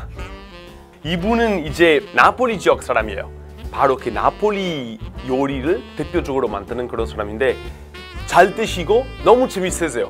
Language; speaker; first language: Korean; non-native, fluent; Italian